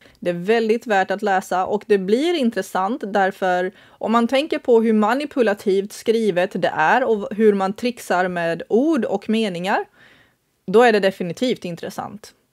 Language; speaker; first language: Swedish; early bilingual, other home language; Bosnian